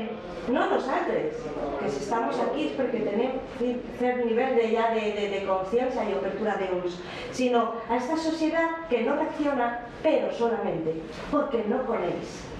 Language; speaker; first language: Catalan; non-native, local second language; Spanish